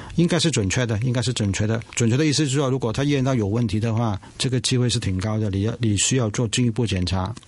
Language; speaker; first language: Chinese; non-native, local second language; Cantonese